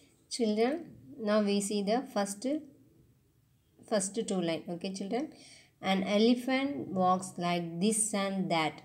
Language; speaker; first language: English; non-native, local second language; Tamil